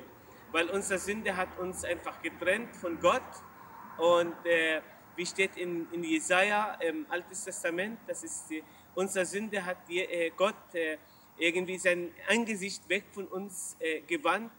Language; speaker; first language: German; non-native, learner; Arabic